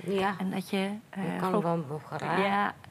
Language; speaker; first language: Dutch; non-native, learner; Bulgarian